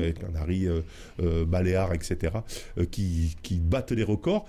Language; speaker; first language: French; native; French